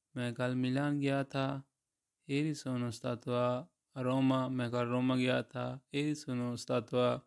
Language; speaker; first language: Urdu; non-native, local second language; Punjabi